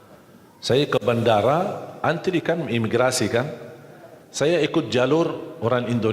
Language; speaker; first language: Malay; non-native, fluent; Arabic